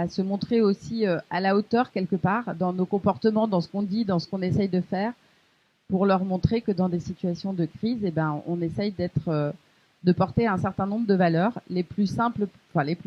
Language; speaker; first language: French; native; French